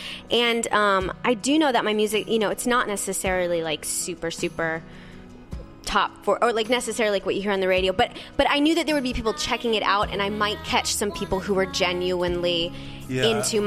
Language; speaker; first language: English; native; English